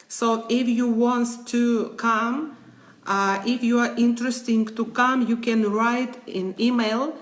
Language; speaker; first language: English; non-native, learner; Ukrainian